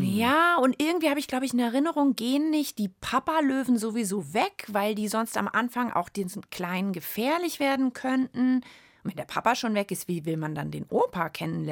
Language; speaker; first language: German; native; German